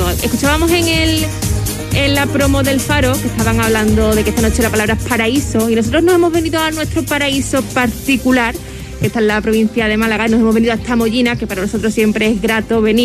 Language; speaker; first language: Spanish; native; Spanish